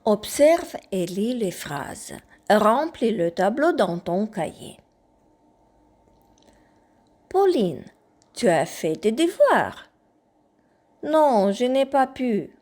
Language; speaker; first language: French; non-native, fluent; Ukrainian